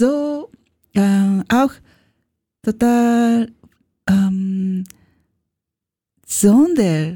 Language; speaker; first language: German; non-native, learner; Japanese